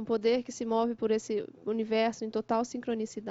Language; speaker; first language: Portuguese; native; Portuguese